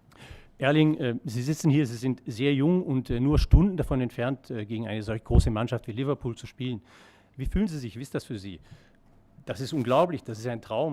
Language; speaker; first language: German; native; German